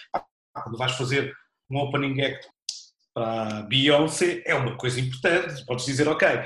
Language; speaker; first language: Portuguese; native; Portuguese